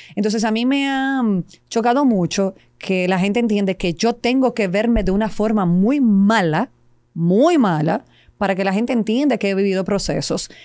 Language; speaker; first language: Spanish; non-native, fluent; Serbian